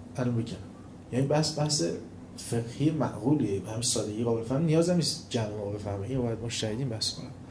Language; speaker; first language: Persian; non-native, local second language; Azerbaijani